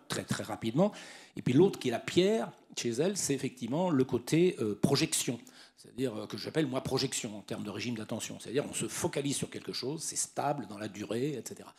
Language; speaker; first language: French; native; French